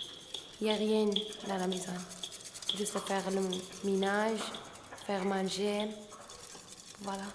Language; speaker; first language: French; non-native, learner; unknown